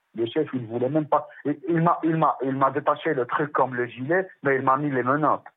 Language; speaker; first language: French; non-native, local second language; Arabic